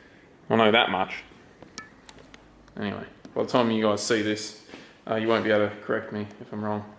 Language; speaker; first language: English; native; English